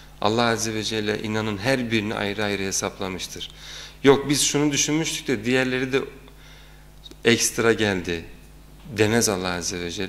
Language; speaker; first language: Turkish; native; Turkish